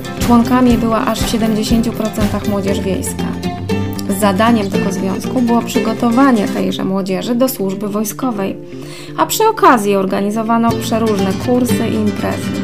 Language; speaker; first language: Polish; native; Polish